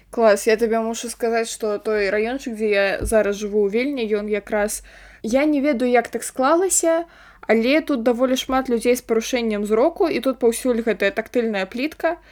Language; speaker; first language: Belarusian; non-native, local second language; Russian